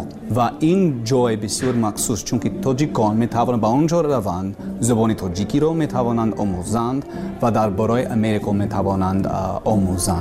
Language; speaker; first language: Persian; non-native, learner; English